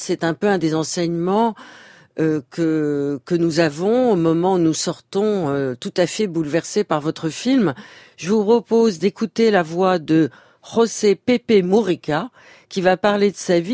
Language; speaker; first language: French; native; French